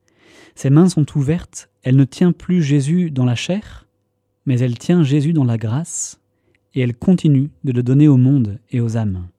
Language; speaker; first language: French; native; French